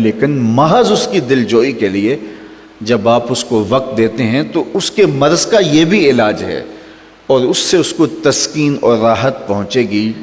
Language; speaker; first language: Urdu; non-native, local second language; Punjabi